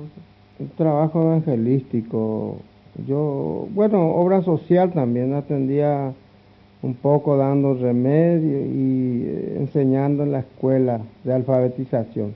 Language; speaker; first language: Spanish; non-native, local second language; Guarani